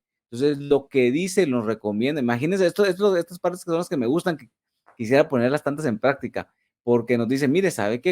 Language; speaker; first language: Spanish; native; Spanish